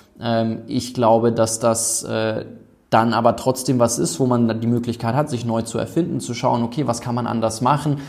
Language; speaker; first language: German; native; German